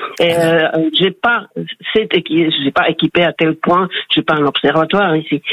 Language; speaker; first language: French; non-native, fluent; Slovak